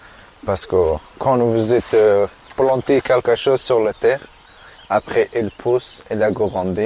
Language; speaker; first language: French; non-native, learner; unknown